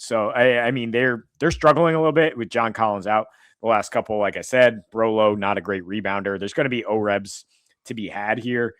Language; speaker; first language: English; native; English